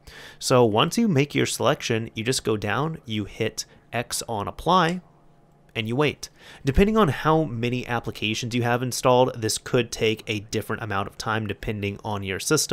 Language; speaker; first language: English; native; English